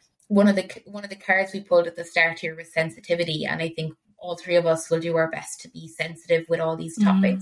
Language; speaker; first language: English; native; English